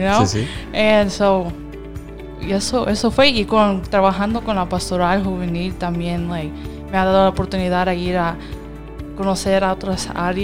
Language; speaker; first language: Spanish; early bilingual, heritage; Spanish